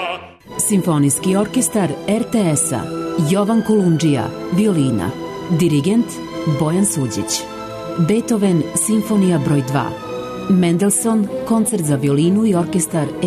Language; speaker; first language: Serbian; native; Serbian